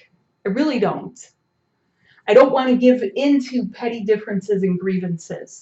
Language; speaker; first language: English; native; English